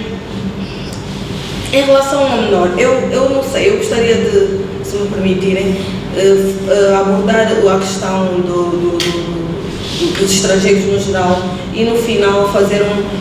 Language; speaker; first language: Portuguese; native; Portuguese